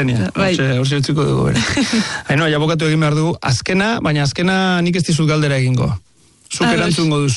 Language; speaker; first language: Basque; native; Basque